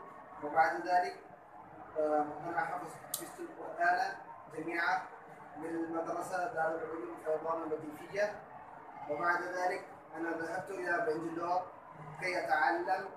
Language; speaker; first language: Arabic; non-native, learner; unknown